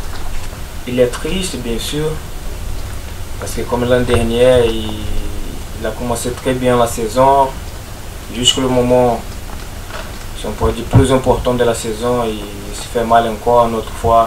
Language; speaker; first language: French; non-native, fluent; Portuguese